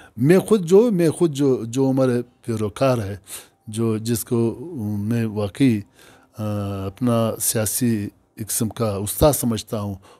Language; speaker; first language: Urdu; non-native, local second language; Pashto